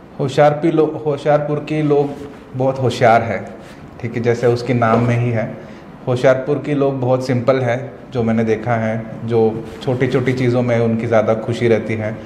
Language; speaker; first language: Hindi; non-native, local second language; Kannada